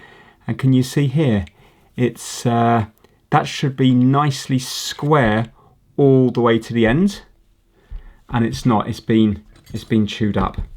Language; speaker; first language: English; native; English